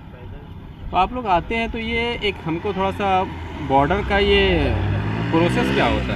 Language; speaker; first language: Hindi; native; Hindi